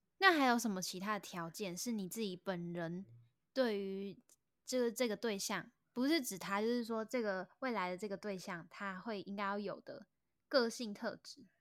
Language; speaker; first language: Chinese; native; Chinese